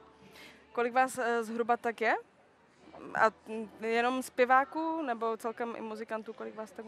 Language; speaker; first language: Czech; native; Czech